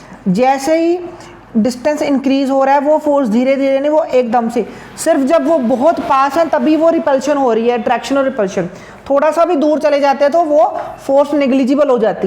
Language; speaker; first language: Hindi; non-native, local second language; Punjabi